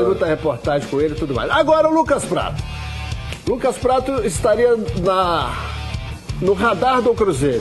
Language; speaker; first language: Portuguese; native; Portuguese